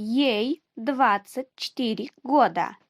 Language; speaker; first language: Russian; non-native, fluent; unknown